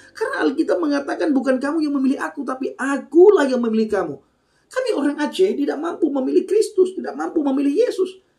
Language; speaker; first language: Indonesian; non-native, local second language; Achinese